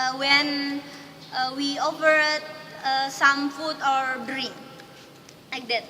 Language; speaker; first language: English; non-native, learner; Indonesian